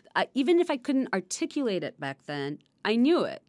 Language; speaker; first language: English; non-native, local second language; Bangla